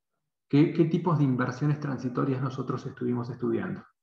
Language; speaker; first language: Spanish; native; Spanish